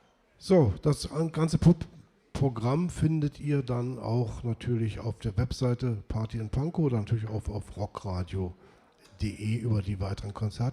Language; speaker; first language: German; native; German